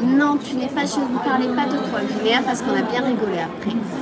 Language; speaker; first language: French; native; French